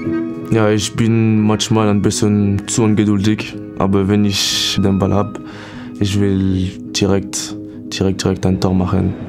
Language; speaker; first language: German; non-native, learner; French